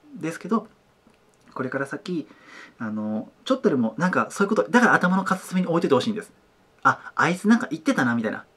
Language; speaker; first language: Japanese; native; Japanese